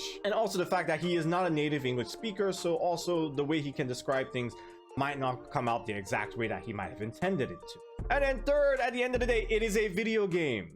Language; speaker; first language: English; native; English